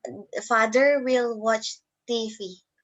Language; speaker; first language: English; non-native, learner; Indonesian